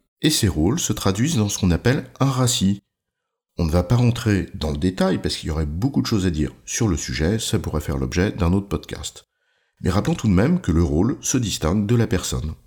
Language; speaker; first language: French; native; French